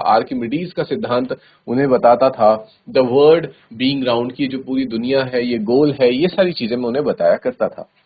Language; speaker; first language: Hindi; native; Hindi